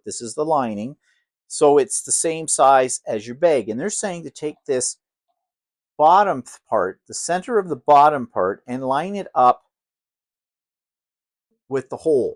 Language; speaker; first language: English; native; English